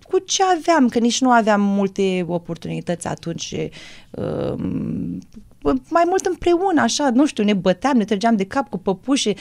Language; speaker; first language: Romanian; early bilingual, heritage; Romanian